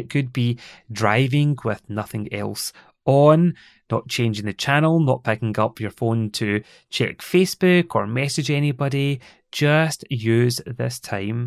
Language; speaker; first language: English; native; English